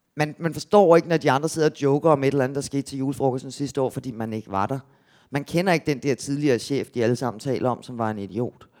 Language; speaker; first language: Danish; native; Danish